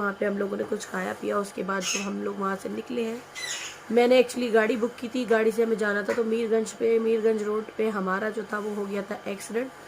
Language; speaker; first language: Hindi; native; Hindi